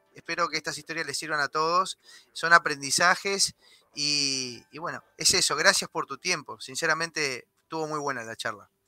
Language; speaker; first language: Spanish; native; Spanish